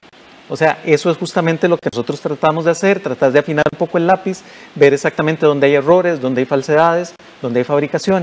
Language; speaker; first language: Spanish; native; Spanish